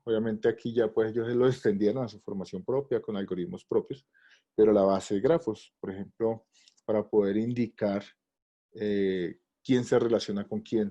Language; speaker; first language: Spanish; native; Spanish